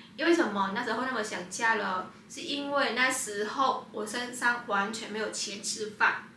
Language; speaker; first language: Chinese; non-native, fluent; Vietnamese